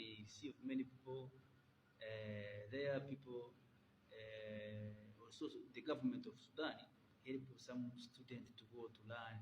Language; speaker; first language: English; non-native, learner; Kinyarwanda